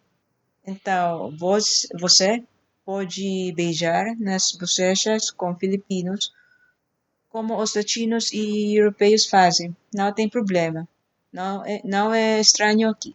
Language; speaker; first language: Portuguese; non-native, fluent; Filipino